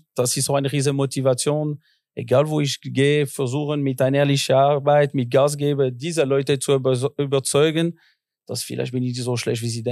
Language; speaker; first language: German; non-native, local second language; French